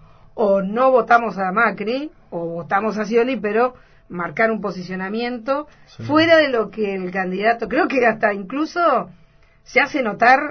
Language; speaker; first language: Spanish; native; Spanish